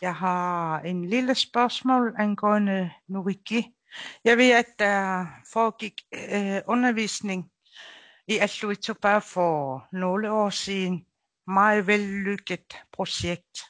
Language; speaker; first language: Danish; non-native, local second language; Kalaallisut